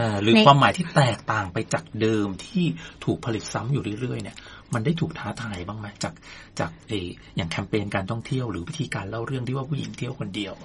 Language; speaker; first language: Thai; native; Thai